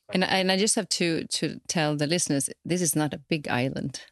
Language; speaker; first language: English; non-native, fluent; Swedish